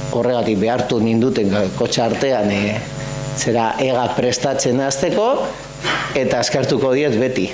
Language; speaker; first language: Basque; non-native, local second language; Spanish